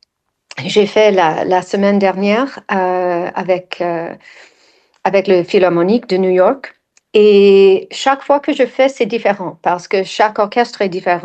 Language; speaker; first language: French; non-native, fluent; English